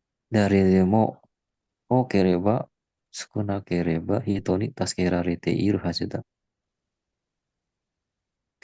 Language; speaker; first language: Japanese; non-native, learner; Indonesian